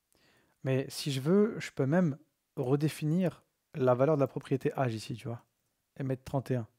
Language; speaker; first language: French; native; French